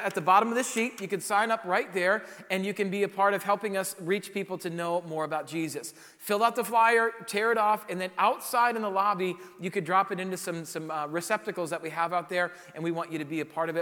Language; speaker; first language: English; native; English